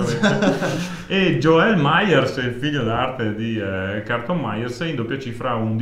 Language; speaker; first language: Italian; native; Italian